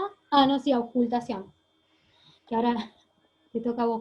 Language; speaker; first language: Spanish; native; Spanish